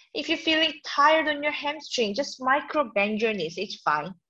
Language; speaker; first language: English; non-native, fluent; Korean